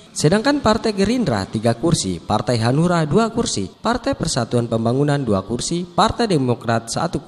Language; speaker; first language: Indonesian; native; Indonesian